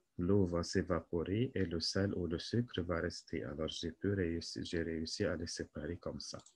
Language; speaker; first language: French; non-native, local second language; Arabic